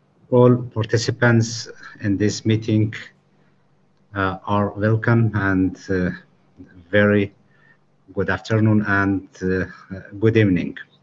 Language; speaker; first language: English; non-native, fluent; Persian